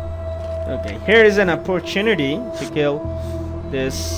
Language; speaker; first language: English; non-native, fluent; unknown